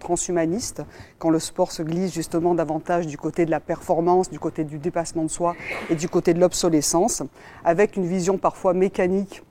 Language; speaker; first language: French; native; French